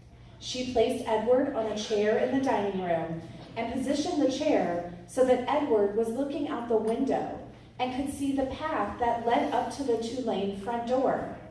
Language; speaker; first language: English; native; English